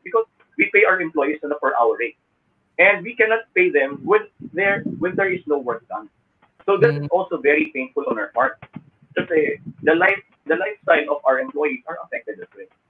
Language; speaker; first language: English; non-native, local second language; Filipino